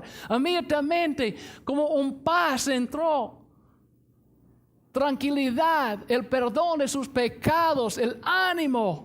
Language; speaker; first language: Spanish; non-native, fluent; English